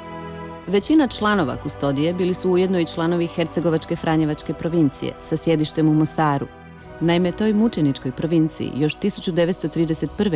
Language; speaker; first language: Croatian; native; Croatian